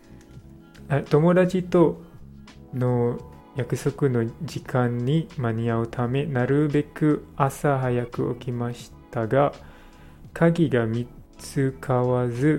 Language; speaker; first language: Japanese; non-native, learner; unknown